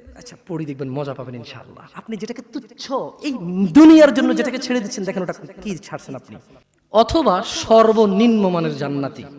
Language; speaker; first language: Bangla; early bilingual, heritage; Bangla